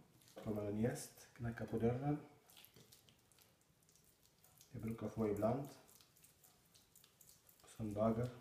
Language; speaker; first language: Swedish; non-native, learner; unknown